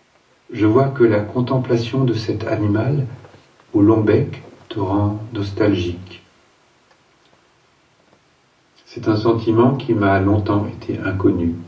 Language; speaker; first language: French; native; French